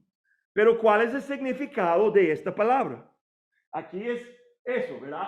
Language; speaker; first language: Spanish; non-native, fluent; English